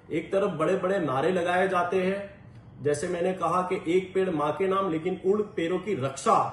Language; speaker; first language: Hindi; non-native, local second language; Gujarati